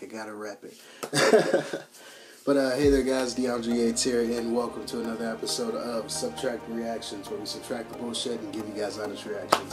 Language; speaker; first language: English; native; English